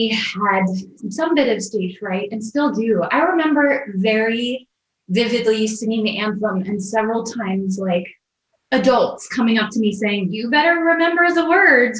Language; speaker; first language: English; native; English